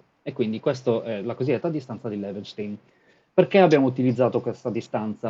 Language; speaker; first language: Italian; native; Italian